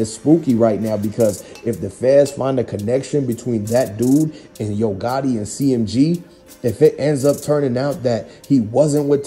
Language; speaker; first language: English; native; English